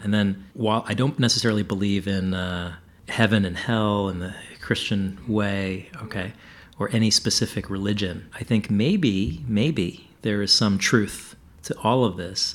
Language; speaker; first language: English; native; English